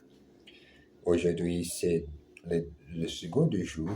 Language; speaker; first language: French; non-native, learner; German